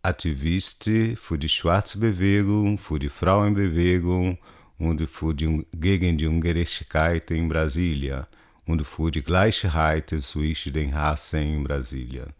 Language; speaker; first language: German; non-native, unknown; Portuguese